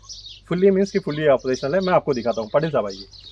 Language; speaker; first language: Hindi; non-native, local second language; Marathi